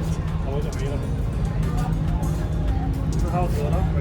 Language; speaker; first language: Vietnamese; native; Vietnamese